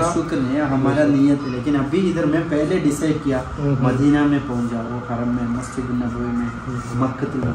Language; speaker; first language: Hindi; non-native, local second language; Malayalam